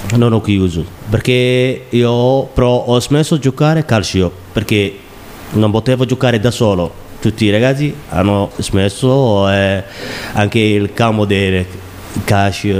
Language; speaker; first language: Italian; non-native, learner; Somali